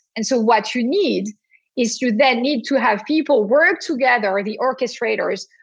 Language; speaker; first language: English; non-native, fluent; French